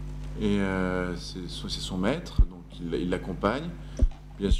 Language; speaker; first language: French; native; French